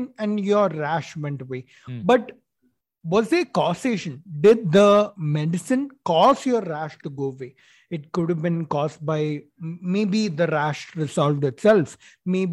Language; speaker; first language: English; non-native, local second language; Malayalam